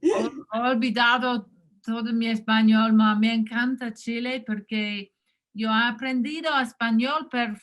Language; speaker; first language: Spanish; non-native, learner; English